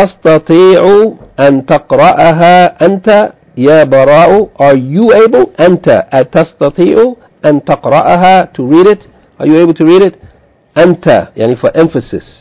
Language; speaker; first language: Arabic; non-native, fluent; English